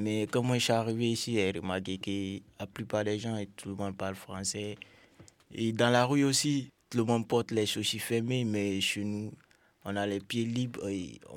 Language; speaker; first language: French; non-native, local second language; Dyula